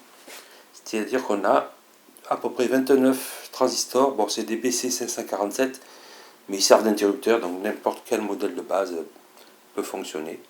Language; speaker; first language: French; native; French